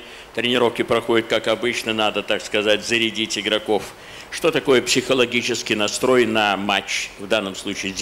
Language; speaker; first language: Russian; native; Russian